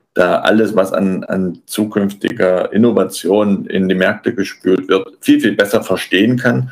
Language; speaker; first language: German; native; German